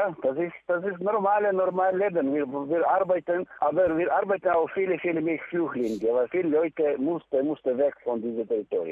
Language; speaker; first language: German; non-native, learner; Ukrainian